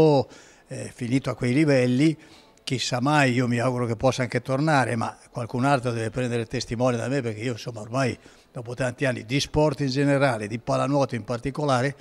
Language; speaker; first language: Italian; native; Italian